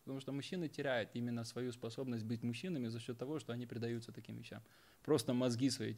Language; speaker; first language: Russian; native; Russian